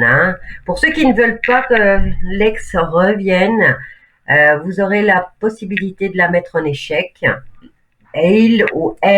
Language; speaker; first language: French; native; French